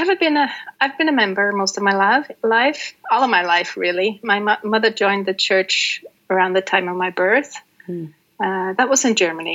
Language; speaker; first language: English; non-native, fluent; Norwegian